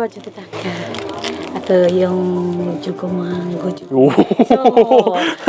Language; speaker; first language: Japanese; non-native, learner; Indonesian